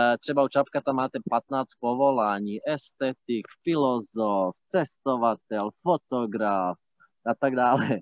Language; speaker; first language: Czech; non-native, fluent; Bosnian